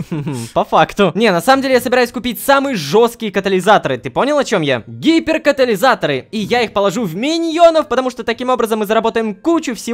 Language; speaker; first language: Russian; native; Russian